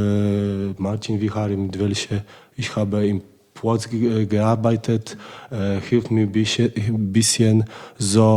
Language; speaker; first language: German; non-native, learner; Polish